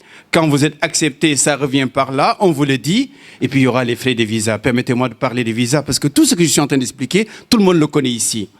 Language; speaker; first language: French; non-native, local second language; Wolof